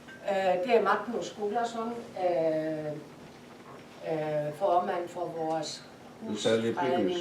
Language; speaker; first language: Danish; non-native, fluent; Icelandic